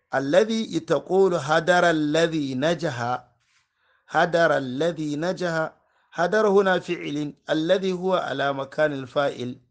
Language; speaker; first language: Arabic; non-native, fluent; Hausa